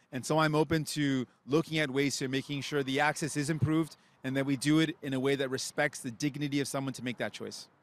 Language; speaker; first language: English; early bilingual, other home language; Punjabi